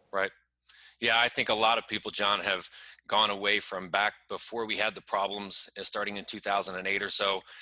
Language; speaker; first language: English; native; English